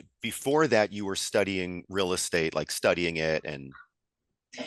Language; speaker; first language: English; native; English